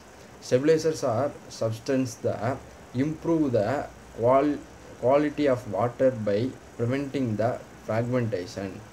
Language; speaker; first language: English; non-native, local second language; Tamil